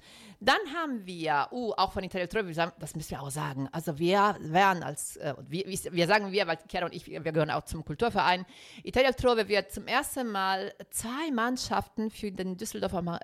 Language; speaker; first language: German; non-native, fluent; Italian